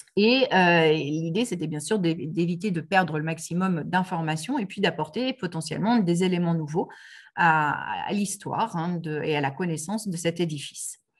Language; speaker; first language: French; native; French